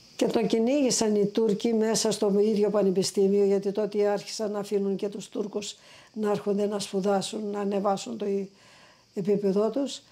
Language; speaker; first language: Greek; native; Greek